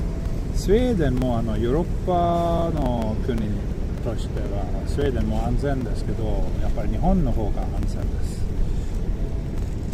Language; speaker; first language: Japanese; non-native, fluent; Swedish